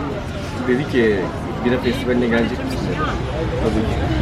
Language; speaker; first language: Turkish; native; Turkish